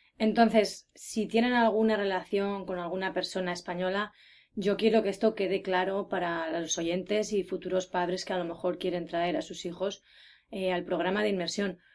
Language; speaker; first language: Spanish; native; Spanish